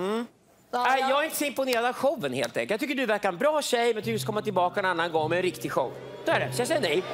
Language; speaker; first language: Swedish; non-native, fluent; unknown